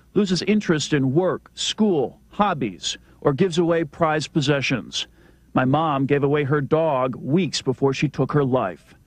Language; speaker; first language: English; native; English